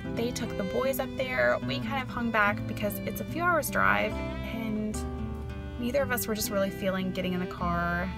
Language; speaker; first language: English; native; English